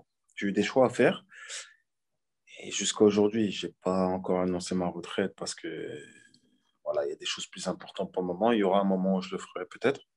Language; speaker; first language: French; native; French